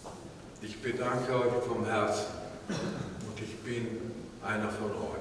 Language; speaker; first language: German; non-native, fluent; Italian